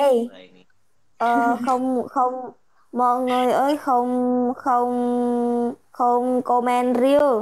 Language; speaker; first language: Vietnamese; non-native, learner; Indonesian